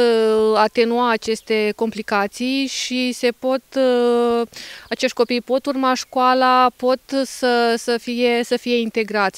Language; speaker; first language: Romanian; native; Romanian